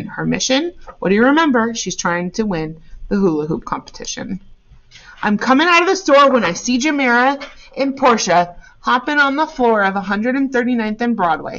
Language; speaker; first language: English; native; English